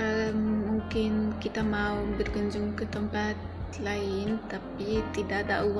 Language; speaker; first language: Indonesian; non-native, learner; Arabic